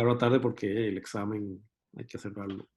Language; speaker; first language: Spanish; native; Spanish